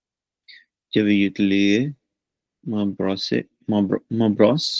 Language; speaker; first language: French; non-native, learner; Punjabi